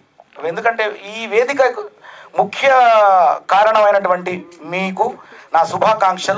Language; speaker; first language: Telugu; native; Telugu